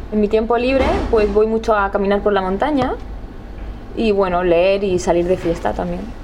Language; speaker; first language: Spanish; native; Spanish